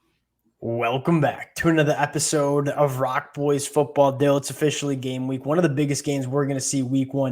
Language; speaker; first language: English; native; English